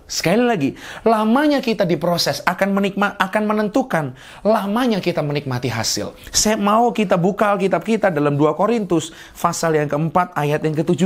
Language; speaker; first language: Indonesian; native; Indonesian